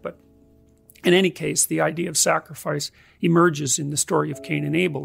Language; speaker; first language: English; native; English